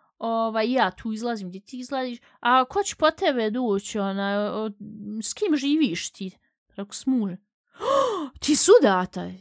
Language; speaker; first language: Bosnian; early bilingual, heritage; Bosnian